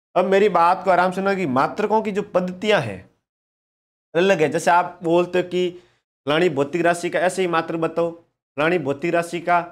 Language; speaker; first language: Hindi; native; Hindi